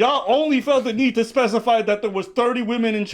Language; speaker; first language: English; native; English